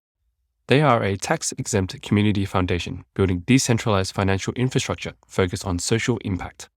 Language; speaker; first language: English; native; English